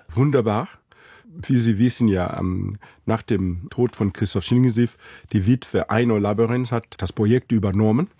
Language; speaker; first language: German; non-native, fluent; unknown